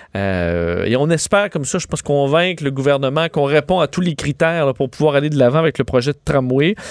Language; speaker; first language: French; native; French